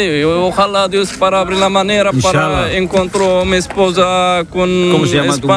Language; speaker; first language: Spanish; non-native, learner; Arabic